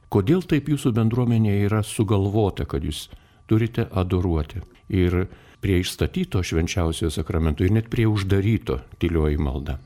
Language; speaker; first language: Lithuanian; native; Lithuanian